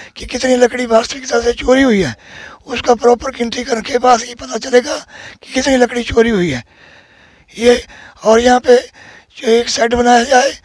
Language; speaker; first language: Hindi; native; Hindi